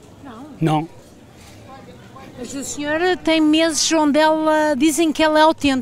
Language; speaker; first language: Portuguese; native; Portuguese